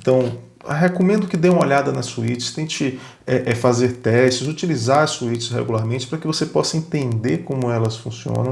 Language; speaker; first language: Portuguese; native; Portuguese